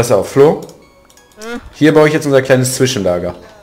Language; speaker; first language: German; native; German